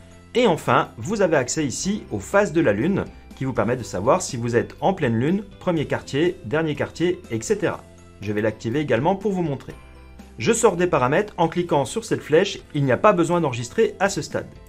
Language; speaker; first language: French; native; French